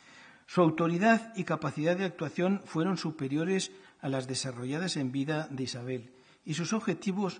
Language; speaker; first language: Spanish; native; Spanish